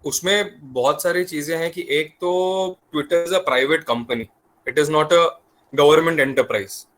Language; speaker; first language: Hindi; non-native, local second language; Marathi